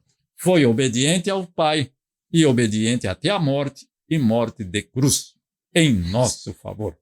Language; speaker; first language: Portuguese; native; Portuguese